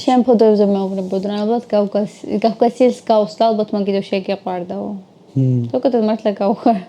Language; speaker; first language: Georgian; non-native, fluent; Azerbaijani